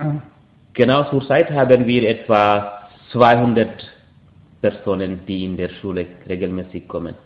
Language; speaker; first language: German; non-native, fluent; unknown